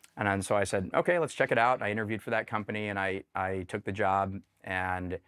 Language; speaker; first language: English; native; English